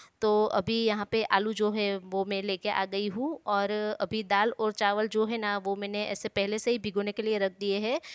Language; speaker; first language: Hindi; non-native, local second language; Gujarati